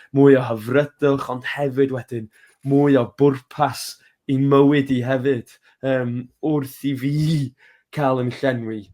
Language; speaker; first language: Welsh; native; Welsh